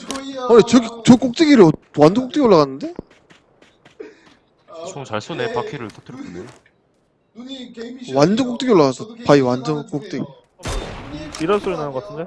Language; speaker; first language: Korean; native; Korean